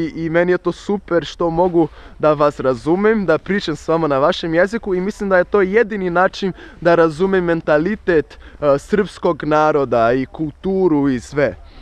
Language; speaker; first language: Serbian; non-native, fluent; Portuguese